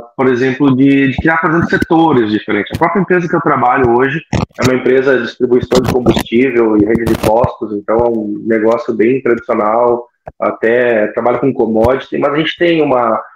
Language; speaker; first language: Portuguese; native; Portuguese